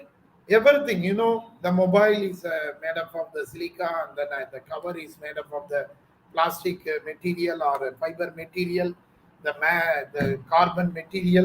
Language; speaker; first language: English; non-native, local second language; Tamil